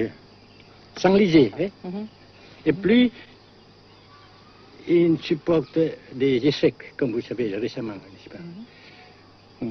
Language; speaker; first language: French; non-native, local second language; Vietnamese